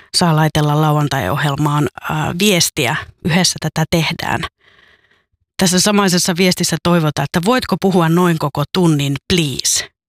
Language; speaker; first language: Finnish; native; Finnish